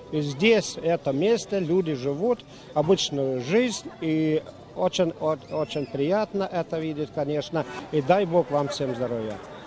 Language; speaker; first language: Russian; non-native, local second language; Ukrainian